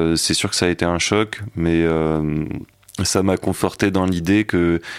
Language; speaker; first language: French; native; French